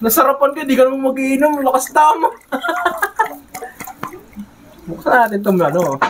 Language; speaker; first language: Filipino; native; Filipino